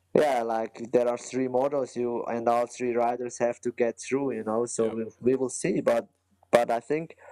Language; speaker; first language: English; non-native, fluent; Swiss German